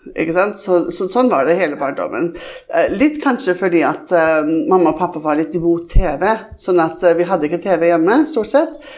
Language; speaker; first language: Norwegian; early bilingual, heritage; Norwegian